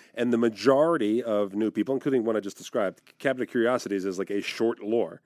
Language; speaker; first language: English; native; English